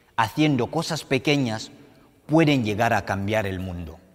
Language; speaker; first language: Spanish; non-native, fluent; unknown